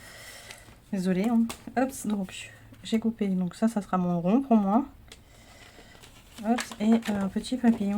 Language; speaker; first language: French; native; French